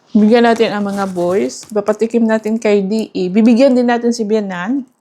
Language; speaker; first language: Filipino; non-native, local second language; Cebuano